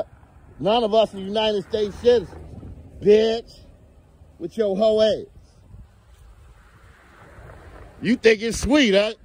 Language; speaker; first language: English; native; English